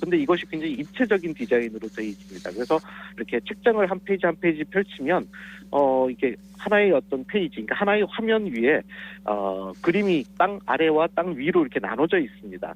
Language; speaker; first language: Korean; native; Korean